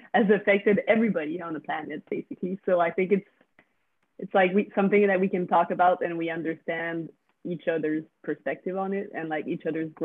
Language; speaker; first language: English; non-native, fluent; French